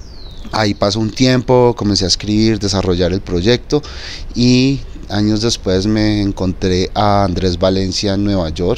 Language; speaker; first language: Spanish; native; Spanish